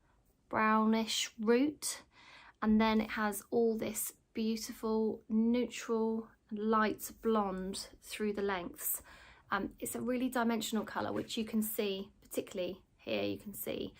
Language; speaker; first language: English; native; English